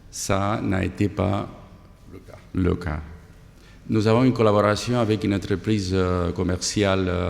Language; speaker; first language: French; non-native, fluent; Catalan